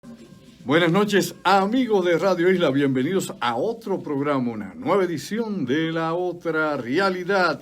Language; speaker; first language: Spanish; native; Spanish